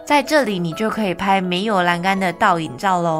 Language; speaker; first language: Chinese; native; Chinese